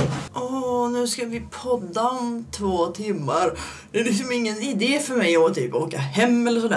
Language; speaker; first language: Swedish; native; Swedish